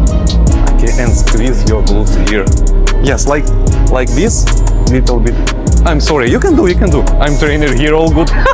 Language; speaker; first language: English; non-native, learner; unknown